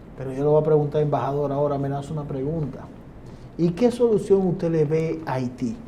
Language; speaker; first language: Spanish; native; Spanish